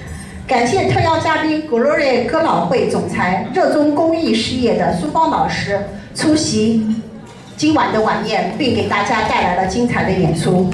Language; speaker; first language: Chinese; native; Chinese